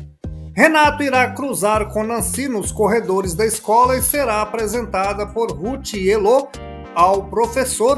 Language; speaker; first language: Portuguese; native; Portuguese